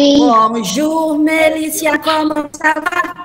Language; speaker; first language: French; non-native, fluent; Indonesian